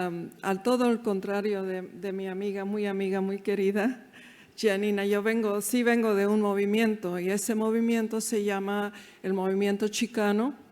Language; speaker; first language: Spanish; early bilingual, heritage; Spanish